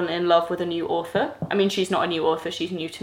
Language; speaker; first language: English; native; English